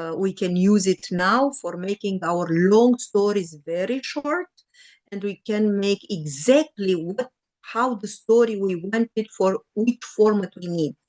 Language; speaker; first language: English; non-native, learner; Romanian